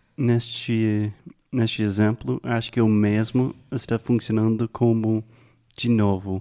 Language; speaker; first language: Portuguese; non-native, fluent; English